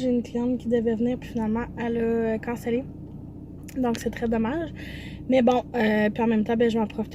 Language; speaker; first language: French; native; French